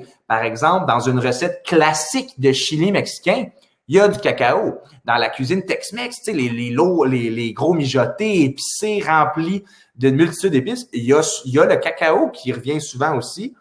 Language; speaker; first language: French; native; French